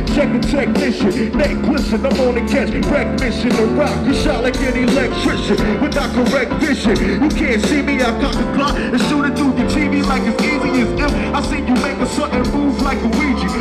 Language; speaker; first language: English; native; English